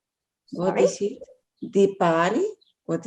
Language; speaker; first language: English; non-native, learner; Spanish